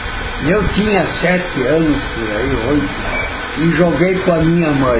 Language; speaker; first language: Portuguese; non-native, local second language; Friulian